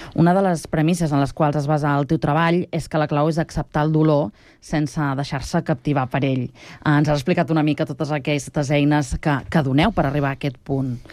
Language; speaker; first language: Catalan; native; Catalan